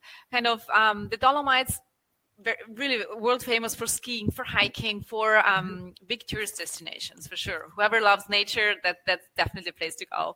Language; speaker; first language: English; non-native, fluent; German